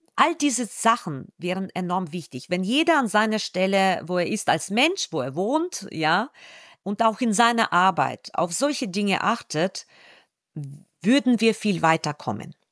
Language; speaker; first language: German; non-native, fluent; Russian